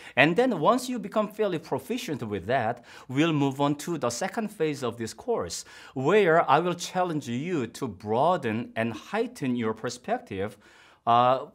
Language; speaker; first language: English; non-native, fluent; Korean